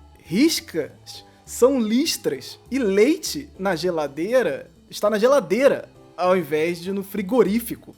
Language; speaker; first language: Portuguese; native; Portuguese